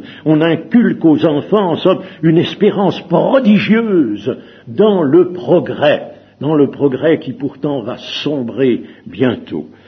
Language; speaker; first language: French; native; French